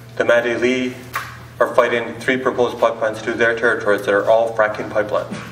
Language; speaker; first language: English; native; English